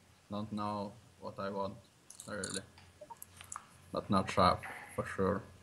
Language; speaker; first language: English; non-native, learner; Russian